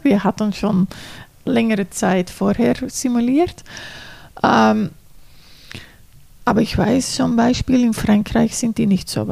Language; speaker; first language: German; non-native, fluent; Dutch